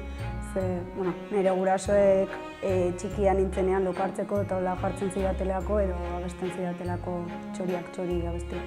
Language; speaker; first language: Basque; non-native, local second language; Spanish